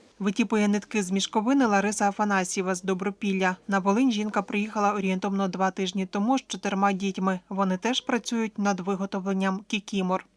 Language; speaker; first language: Ukrainian; native; Ukrainian